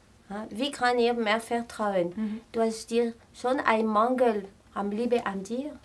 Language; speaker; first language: German; non-native, fluent; French